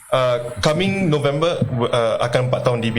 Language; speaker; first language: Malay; non-native, local second language; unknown